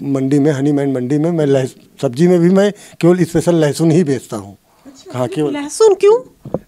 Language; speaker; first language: Hindi; native; Hindi